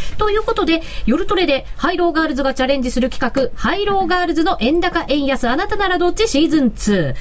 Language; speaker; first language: Japanese; native; Japanese